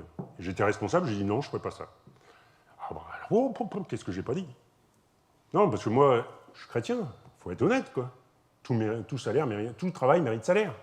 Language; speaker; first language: French; native; French